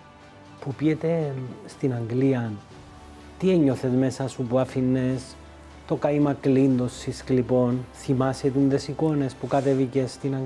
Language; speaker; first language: Greek; native; Greek